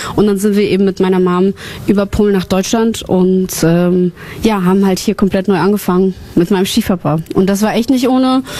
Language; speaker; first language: German; early bilingual, other home language; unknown